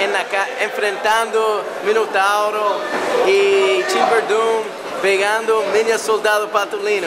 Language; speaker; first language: Portuguese; non-native, learner; English